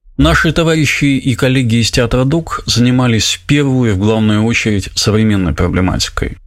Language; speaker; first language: Russian; native; Russian